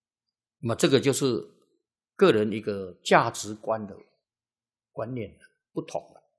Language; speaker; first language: Chinese; native; Chinese